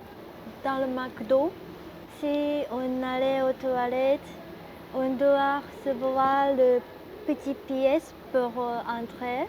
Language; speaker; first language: French; non-native, learner; Japanese